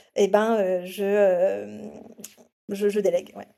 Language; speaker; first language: French; native; French